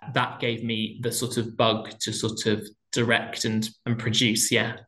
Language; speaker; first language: English; native; English